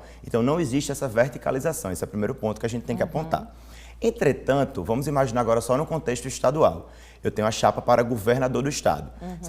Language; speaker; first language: Portuguese; native; Portuguese